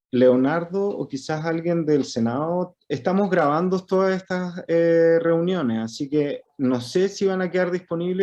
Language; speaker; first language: Spanish; native; Spanish